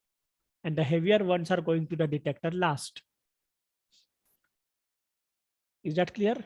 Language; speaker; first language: English; non-native, local second language; Marathi